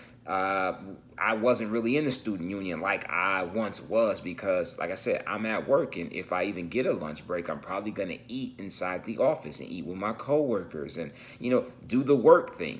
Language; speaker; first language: English; native; English